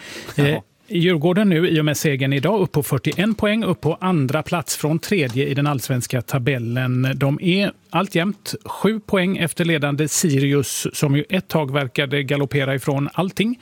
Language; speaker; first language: Swedish; native; Swedish